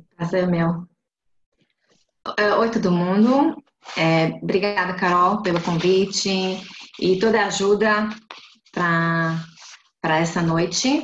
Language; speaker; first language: Portuguese; non-native, fluent; Hebrew